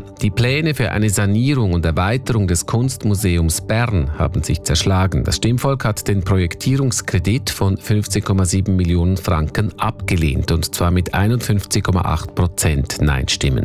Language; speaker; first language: German; native; German